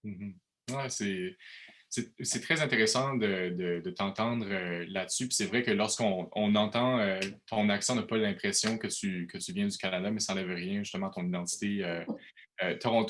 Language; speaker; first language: French; native; French